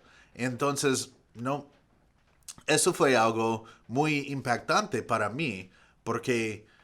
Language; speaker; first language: Spanish; non-native, fluent; English